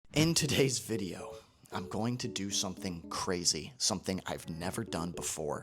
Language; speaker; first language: English; native; English